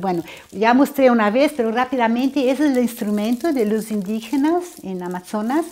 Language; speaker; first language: Spanish; non-native, fluent; Portuguese